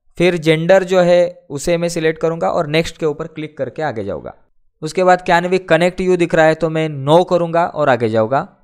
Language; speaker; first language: Hindi; non-native, local second language; Marathi